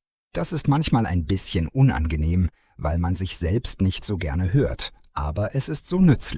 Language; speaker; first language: German; non-native, fluent; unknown